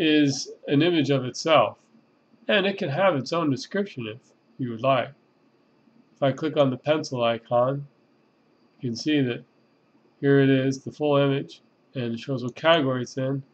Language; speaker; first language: English; native; English